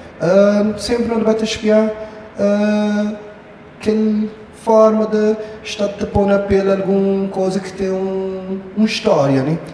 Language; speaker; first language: Portuguese; non-native, local second language; Kabuverdianu